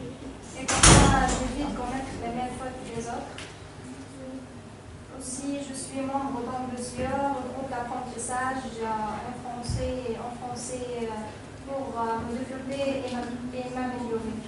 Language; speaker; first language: French; non-native, learner; Arabic